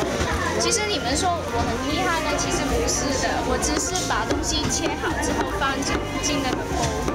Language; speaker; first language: Chinese; non-native, local second language; Cantonese